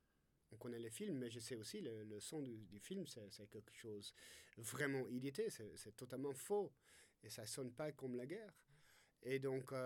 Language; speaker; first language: French; non-native, fluent; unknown